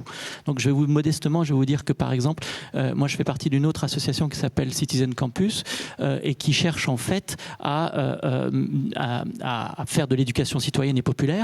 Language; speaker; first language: French; native; French